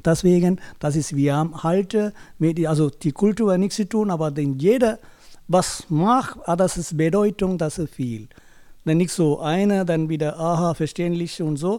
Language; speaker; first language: German; non-native, learner; Tamil